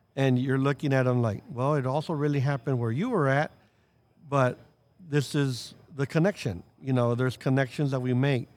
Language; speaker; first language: English; native; English